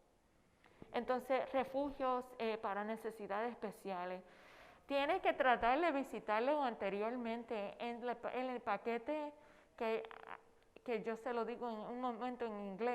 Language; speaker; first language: Spanish; non-native, fluent; English